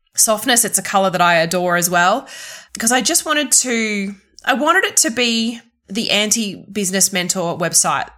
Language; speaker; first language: English; native; English